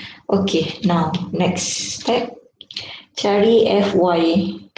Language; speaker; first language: English; non-native, local second language; Malay